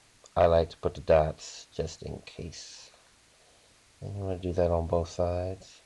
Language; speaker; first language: English; native; English